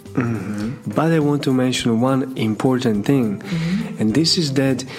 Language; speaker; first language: English; non-native, fluent; Slovak